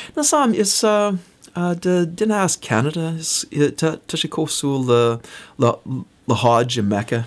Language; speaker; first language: Irish; non-native, fluent; English